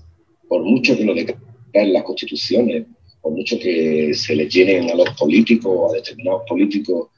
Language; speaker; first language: Spanish; native; Spanish